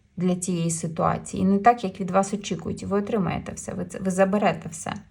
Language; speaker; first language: Ukrainian; non-native, local second language; Russian